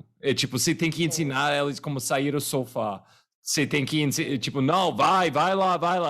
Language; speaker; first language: Portuguese; non-native, fluent; English